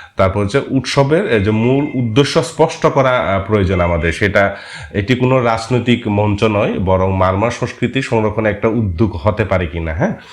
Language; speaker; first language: Bangla; non-native, local second language; Marma